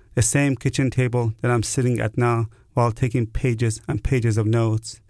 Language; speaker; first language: English; non-native, fluent; Persian